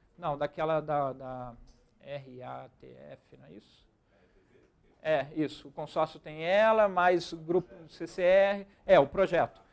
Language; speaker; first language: Portuguese; native; Portuguese